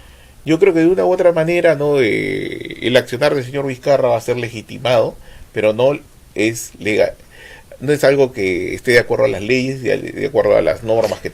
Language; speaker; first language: Spanish; native; Spanish